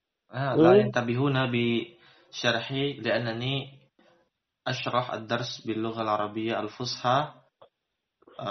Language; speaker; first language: Arabic; non-native, fluent; Indonesian